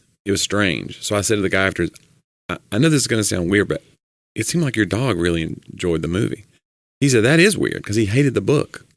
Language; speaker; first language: English; native; English